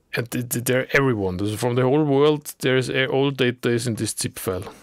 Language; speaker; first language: English; non-native, learner; German